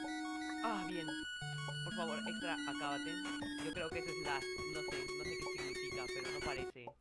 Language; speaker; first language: Spanish; native; Spanish